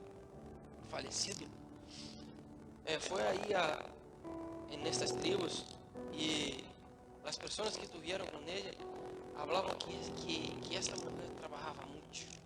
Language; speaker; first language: Spanish; non-native, learner; Portuguese